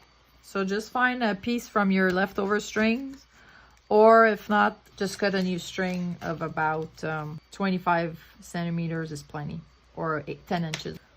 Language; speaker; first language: English; non-native, fluent; French